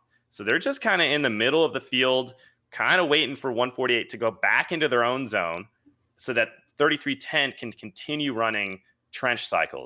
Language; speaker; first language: English; native; English